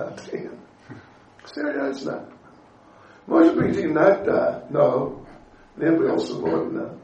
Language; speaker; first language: Russian; non-native, learner; English